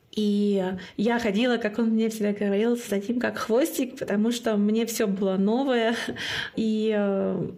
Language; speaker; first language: Russian; non-native, local second language; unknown